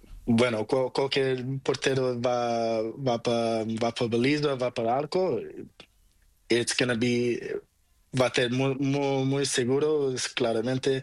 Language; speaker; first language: Spanish; non-native, learner; Portuguese